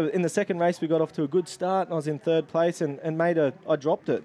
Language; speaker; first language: English; native; English